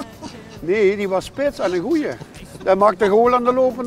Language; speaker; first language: Dutch; native; Dutch